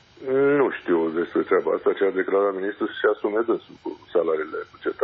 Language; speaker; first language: Romanian; native; Romanian